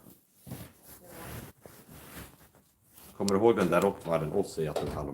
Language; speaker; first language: Swedish; non-native, fluent; English